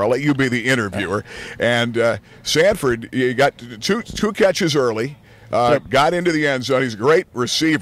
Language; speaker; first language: English; native; English